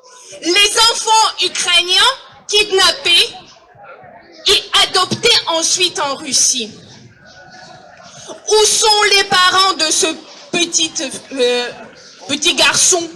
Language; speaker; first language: French; non-native, fluent; Ukrainian